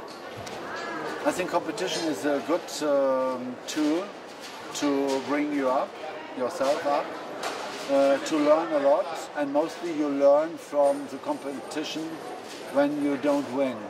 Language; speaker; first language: English; non-native, fluent; German